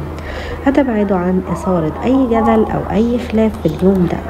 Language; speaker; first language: Arabic; native; Arabic